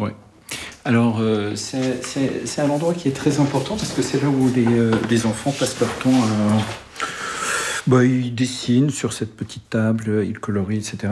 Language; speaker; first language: French; early bilingual, other home language; Arabic